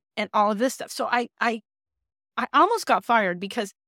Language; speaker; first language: English; native; English